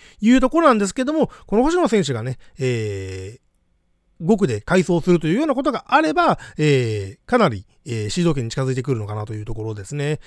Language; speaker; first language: Japanese; native; Japanese